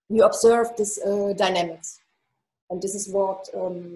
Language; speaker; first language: English; non-native, fluent; German